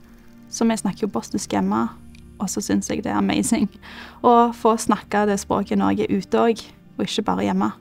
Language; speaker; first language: Norwegian; early bilingual, other home language; Bosnian